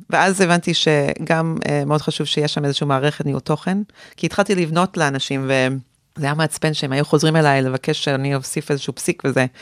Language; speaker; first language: Hebrew; early bilingual, heritage; Hebrew